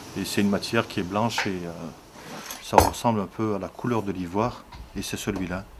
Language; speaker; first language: French; early bilingual, other home language; Turkish